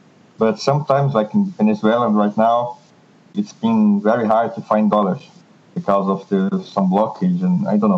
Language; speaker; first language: English; non-native, fluent; Portuguese